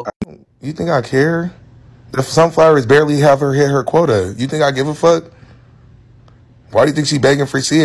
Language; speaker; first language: English; native; English